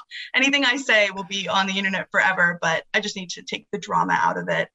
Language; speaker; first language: English; native; English